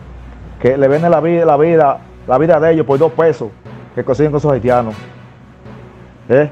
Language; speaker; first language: Spanish; native; Spanish